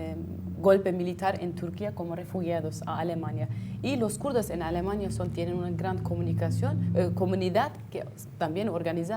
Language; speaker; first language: Spanish; non-native, fluent; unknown